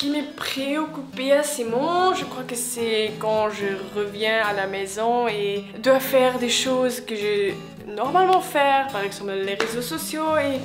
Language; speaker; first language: French; non-native, learner; Swiss German